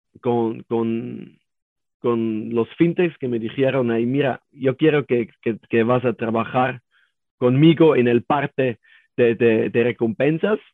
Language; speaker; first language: Spanish; non-native, learner; German